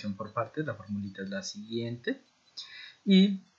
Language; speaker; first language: Spanish; native; Spanish